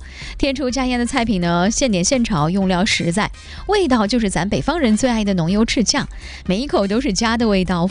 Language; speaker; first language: Chinese; native; Chinese